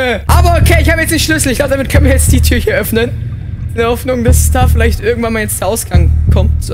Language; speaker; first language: German; native; German